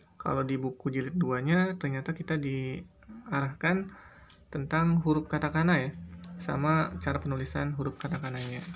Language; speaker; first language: Indonesian; native; Indonesian